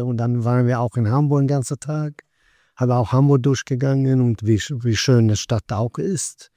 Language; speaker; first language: German; non-native, fluent; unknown